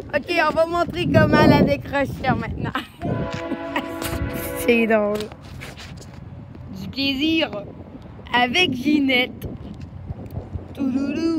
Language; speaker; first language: French; native; French